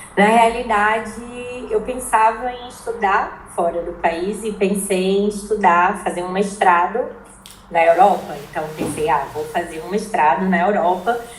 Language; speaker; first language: Portuguese; native; Portuguese